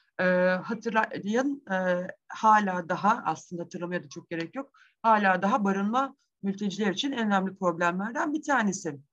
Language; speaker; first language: Turkish; native; Turkish